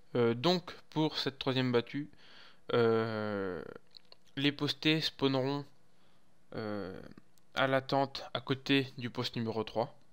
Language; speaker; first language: French; native; French